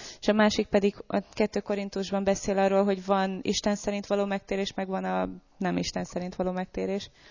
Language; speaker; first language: Hungarian; native; Hungarian